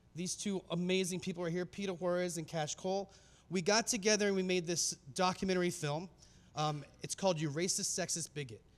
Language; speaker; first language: English; native; English